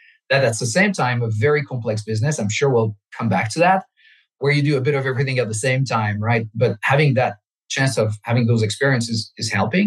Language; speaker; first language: English; non-native, fluent; French